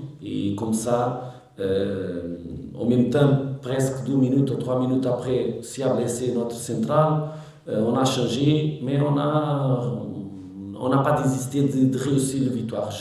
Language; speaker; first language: French; non-native, learner; Portuguese